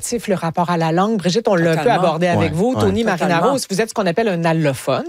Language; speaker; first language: French; native; French